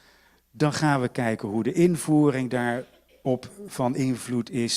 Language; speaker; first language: Dutch; native; Dutch